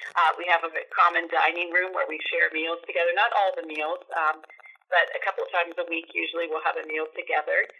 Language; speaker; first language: English; native; English